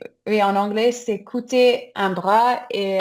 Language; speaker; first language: French; non-native, fluent; English